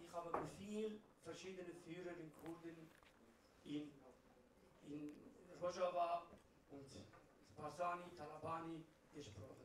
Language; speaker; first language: German; non-native, learner; Central Kurdish